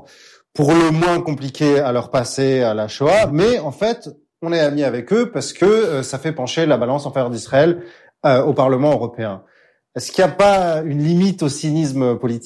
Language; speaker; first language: French; native; French